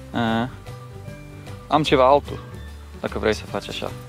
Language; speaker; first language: Romanian; early bilingual, heritage; Romanian